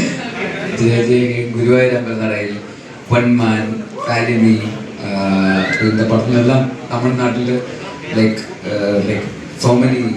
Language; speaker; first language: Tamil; non-native, local second language; Malayalam